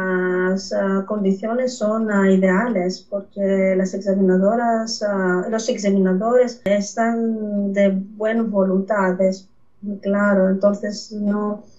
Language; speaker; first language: Spanish; non-native, fluent; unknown